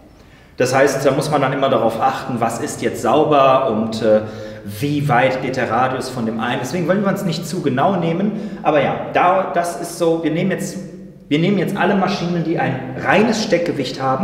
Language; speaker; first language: German; native; German